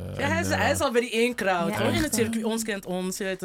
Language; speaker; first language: Dutch; native; Dutch